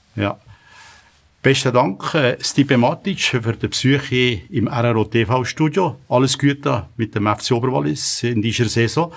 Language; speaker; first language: German; native; German